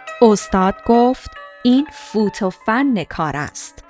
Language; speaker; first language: Persian; native; Persian